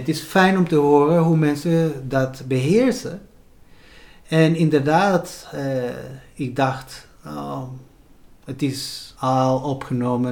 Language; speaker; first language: Dutch; non-native, fluent; Spanish